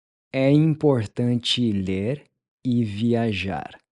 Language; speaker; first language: Portuguese; non-native, fluent; English